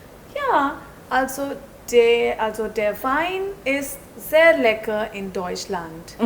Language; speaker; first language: German; non-native, learner; Hindi